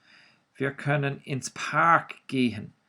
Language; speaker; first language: German; non-native, fluent; Irish